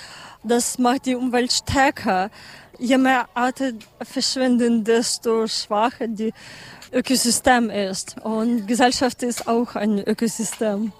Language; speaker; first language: German; non-native, learner; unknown